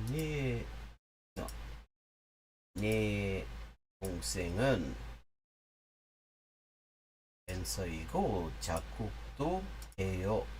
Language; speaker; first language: Korean; non-native, learner; English